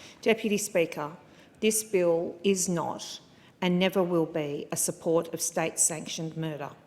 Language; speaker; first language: English; native; English